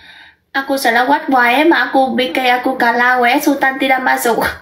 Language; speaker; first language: Indonesian; non-native, learner; Vietnamese